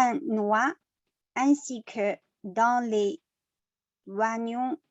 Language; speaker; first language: French; non-native, learner; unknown